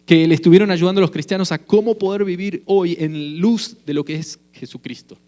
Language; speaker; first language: Spanish; native; Spanish